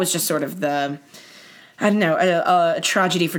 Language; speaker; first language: English; native; English